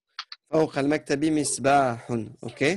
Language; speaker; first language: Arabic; non-native, fluent; French